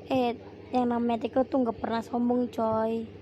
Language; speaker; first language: Indonesian; native; Indonesian